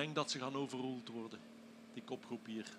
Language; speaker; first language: Dutch; native; Dutch